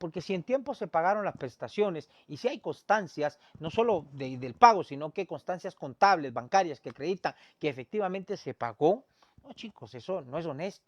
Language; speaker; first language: Spanish; native; Spanish